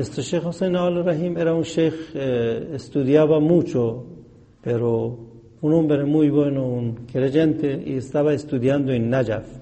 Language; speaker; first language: Spanish; non-native, fluent; Persian